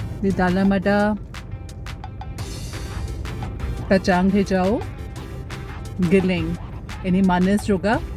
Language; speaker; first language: Indonesian; non-native, learner; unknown